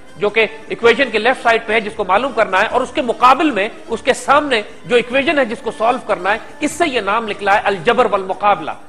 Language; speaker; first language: Urdu; native; Urdu